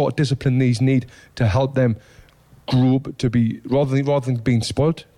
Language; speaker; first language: English; native; English